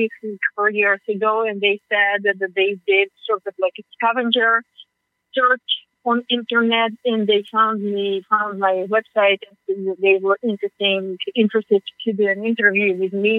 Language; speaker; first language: English; non-native, fluent; Russian